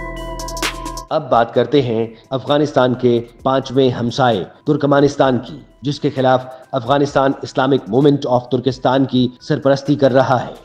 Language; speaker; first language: Urdu; native; Urdu